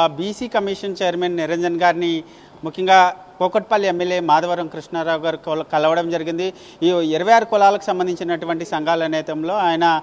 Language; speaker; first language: Telugu; native; Telugu